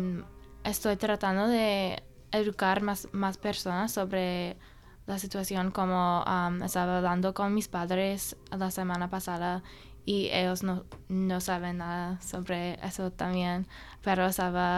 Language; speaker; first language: Spanish; non-native, learner; English